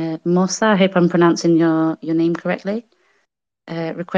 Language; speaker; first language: English; native; English